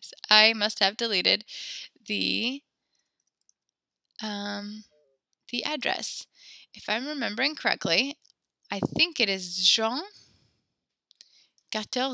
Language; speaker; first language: English; native; English